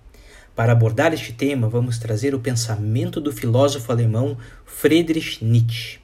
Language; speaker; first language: Portuguese; native; Portuguese